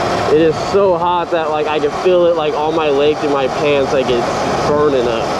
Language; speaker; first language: English; native; English